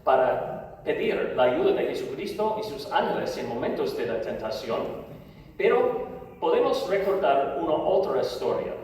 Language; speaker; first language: Spanish; non-native, learner; English